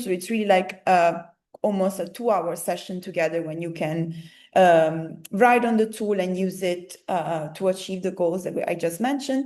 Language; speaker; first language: English; non-native, fluent; Italian